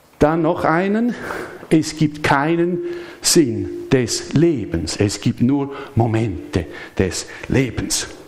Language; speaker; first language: German; native; German